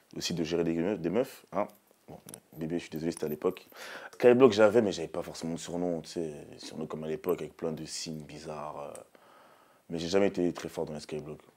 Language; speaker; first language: French; early bilingual, other home language; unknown